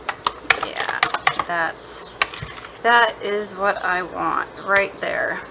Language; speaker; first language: English; native; English